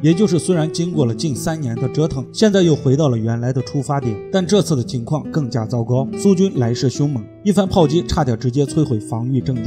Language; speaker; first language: Chinese; native; Chinese